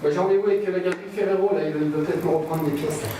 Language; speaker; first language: French; native; French